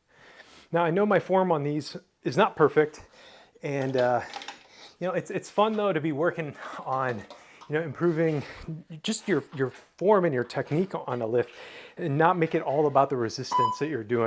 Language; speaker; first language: English; native; English